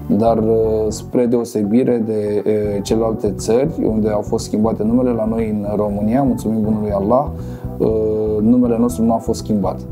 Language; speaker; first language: Romanian; non-native, local second language; Crimean Tatar